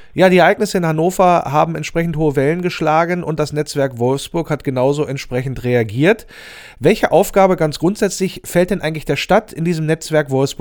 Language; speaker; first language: German; native; German